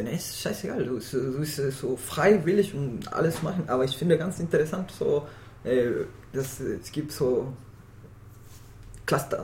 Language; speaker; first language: German; non-native, fluent; Spanish